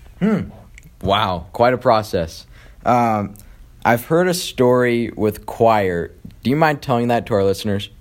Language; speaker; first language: English; native; English